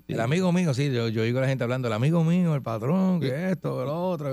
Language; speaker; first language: Spanish; native; Spanish